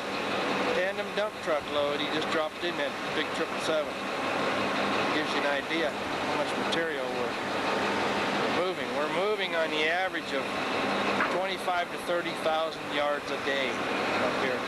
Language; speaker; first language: English; native; English